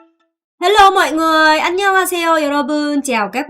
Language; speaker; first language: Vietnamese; non-native, fluent; Korean